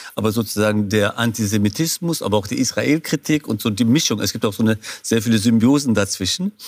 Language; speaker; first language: German; non-native, fluent; Kurdish